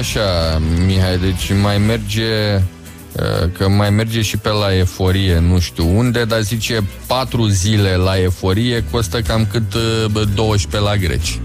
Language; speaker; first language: Romanian; native; Romanian